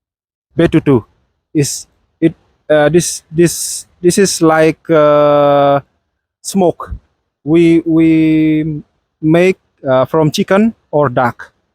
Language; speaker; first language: English; non-native, fluent; Balinese